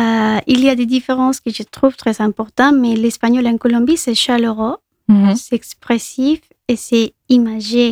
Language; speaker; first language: French; non-native, fluent; Spanish